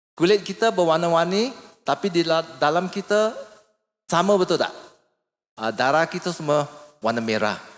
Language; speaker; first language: Malay; non-native, local second language; English